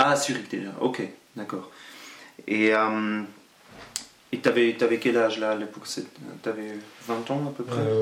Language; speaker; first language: French; non-native, local second language; German